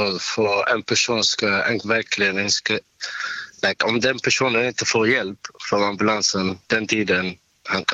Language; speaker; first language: Swedish; non-native, fluent; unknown